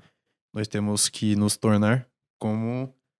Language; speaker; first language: Portuguese; non-native, fluent; English